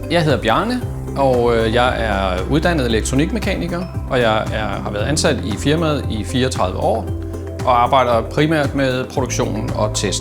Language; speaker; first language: Danish; native; Danish